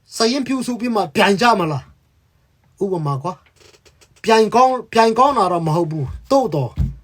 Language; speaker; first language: Burmese; non-native, local second language; Hakha Chin